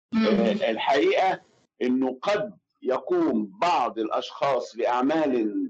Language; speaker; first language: Arabic; native; Arabic